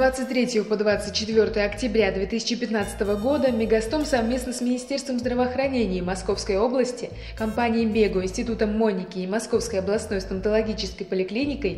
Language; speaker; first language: Russian; native; Russian